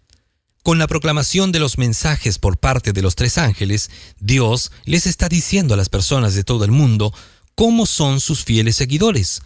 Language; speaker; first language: Spanish; native; Spanish